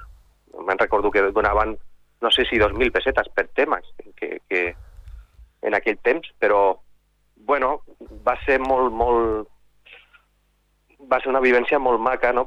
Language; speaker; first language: Catalan; non-native, local second language; Spanish